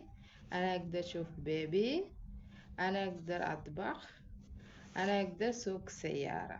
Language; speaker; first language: Arabic; non-native, learner; Sinhala